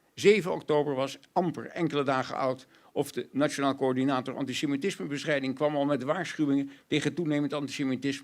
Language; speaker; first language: Dutch; native; Dutch